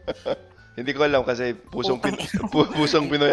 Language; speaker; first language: Filipino; non-native, fluent; English